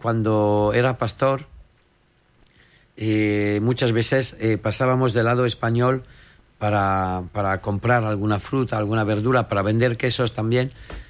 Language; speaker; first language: Spanish; non-native, fluent; French